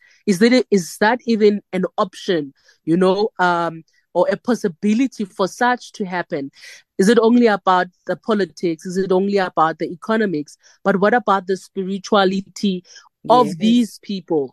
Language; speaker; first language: English; non-native, local second language; Northern Sotho